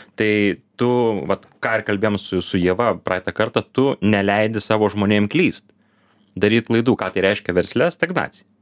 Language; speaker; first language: Lithuanian; native; Lithuanian